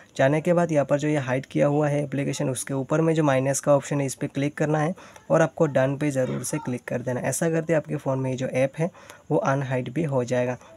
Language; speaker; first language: Hindi; native; Hindi